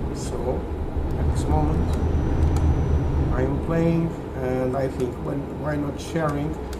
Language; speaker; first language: English; non-native, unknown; Portuguese